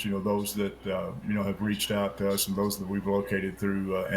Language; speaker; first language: English; native; English